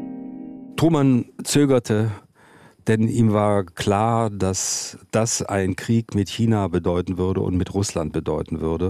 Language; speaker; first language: German; native; German